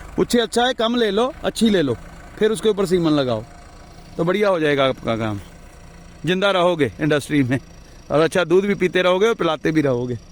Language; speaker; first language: Hindi; non-native, local second language; Punjabi